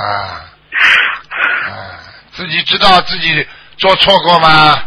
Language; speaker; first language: Chinese; native; Chinese